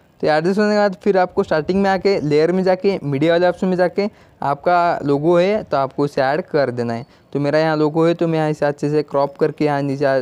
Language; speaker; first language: Hindi; non-native, local second language; Marathi